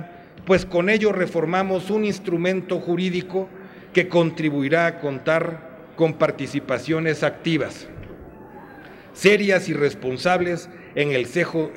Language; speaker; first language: Spanish; native; Spanish